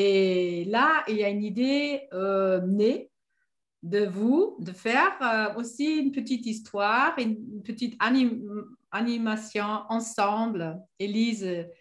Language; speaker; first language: French; non-native, fluent; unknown